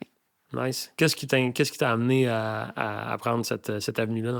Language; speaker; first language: French; native; French